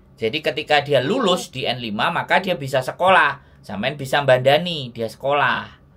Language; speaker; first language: Indonesian; native; Indonesian